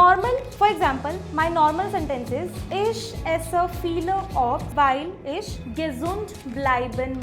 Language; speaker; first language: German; non-native, fluent; Hindi